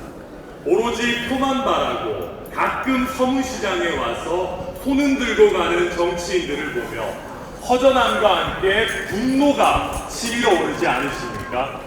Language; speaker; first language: Korean; native; Korean